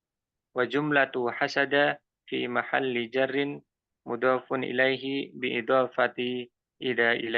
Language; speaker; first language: Arabic; non-native, learner; Indonesian